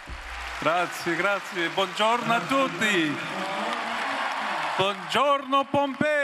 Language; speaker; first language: Italian; non-native, fluent; English